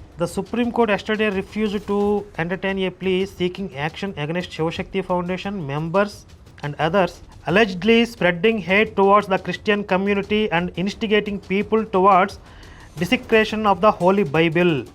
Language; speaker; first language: English; non-native, local second language; Telugu